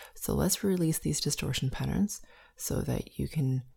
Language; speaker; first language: English; native; English